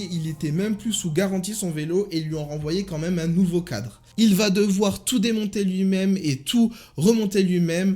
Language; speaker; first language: French; native; French